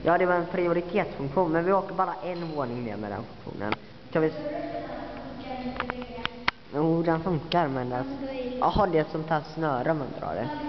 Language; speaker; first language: Swedish; native; Swedish